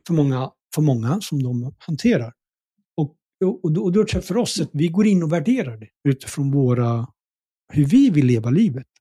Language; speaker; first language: Swedish; early bilingual, other home language; Punjabi